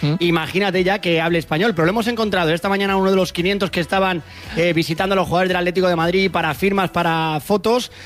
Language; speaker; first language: Spanish; native; Spanish